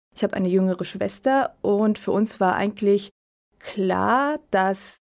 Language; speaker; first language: German; early bilingual, other home language; Spanish